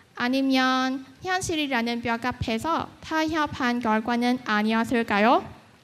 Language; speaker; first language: Korean; non-native, fluent; Vietnamese